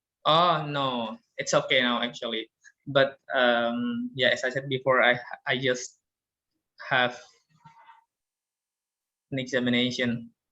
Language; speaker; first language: English; non-native, fluent; Indonesian